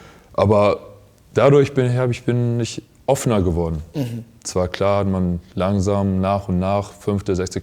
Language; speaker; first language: German; early bilingual, other home language; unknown